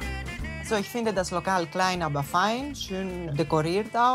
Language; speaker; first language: German; non-native, fluent; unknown